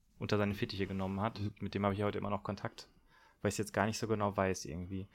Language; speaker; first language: German; native; German